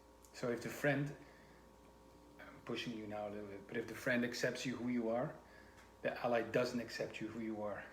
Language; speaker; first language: English; non-native, fluent; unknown